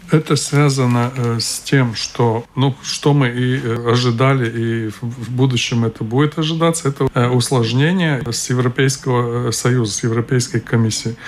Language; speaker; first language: Russian; non-native, local second language; Latvian